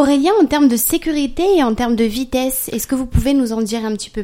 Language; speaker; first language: French; native; French